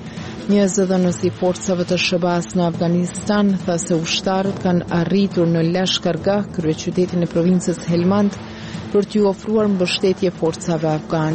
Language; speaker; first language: Albanian; native; Albanian